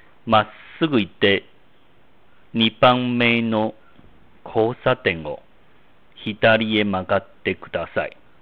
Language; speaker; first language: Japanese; non-native, fluent; Chinese